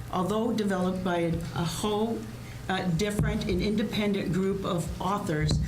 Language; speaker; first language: English; native; English